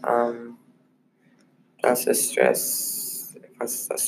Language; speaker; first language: German; non-native, learner; English